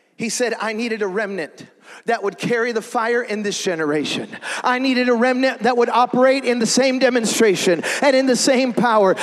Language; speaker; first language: English; native; English